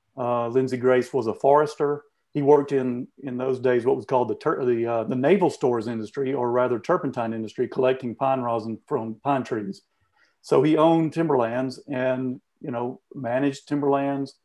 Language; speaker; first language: English; native; English